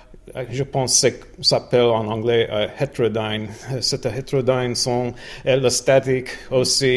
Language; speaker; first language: French; non-native, learner; English